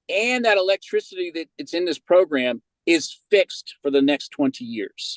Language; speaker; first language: English; native; English